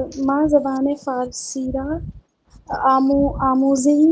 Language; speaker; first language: Persian; non-native, learner; Urdu